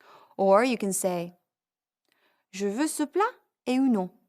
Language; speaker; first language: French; non-native, fluent; English